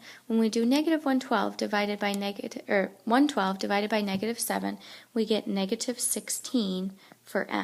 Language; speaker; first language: English; native; English